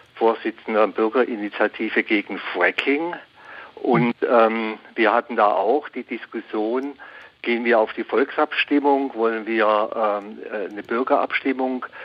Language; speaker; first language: German; non-native, fluent; Spanish